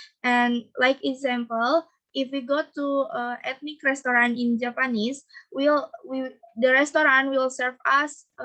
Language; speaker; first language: English; non-native, learner; Indonesian